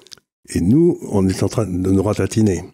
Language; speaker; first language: French; native; French